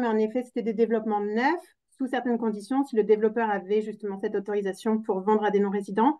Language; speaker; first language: French; native; French